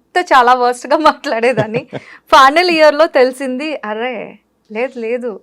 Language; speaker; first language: Telugu; native; Telugu